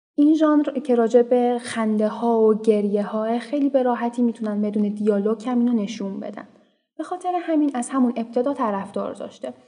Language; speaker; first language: Persian; native; Persian